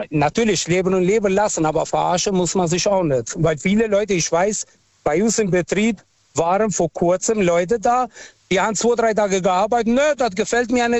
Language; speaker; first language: German; non-native, fluent; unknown